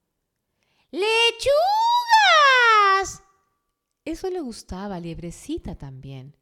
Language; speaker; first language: Spanish; native; Spanish